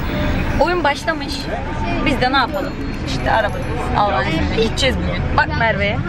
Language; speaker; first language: Turkish; native; Turkish